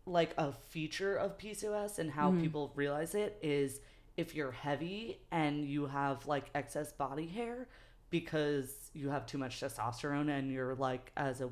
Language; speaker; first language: English; native; English